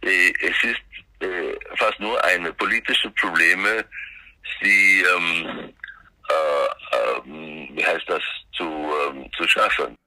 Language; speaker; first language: German; non-native, fluent; Swedish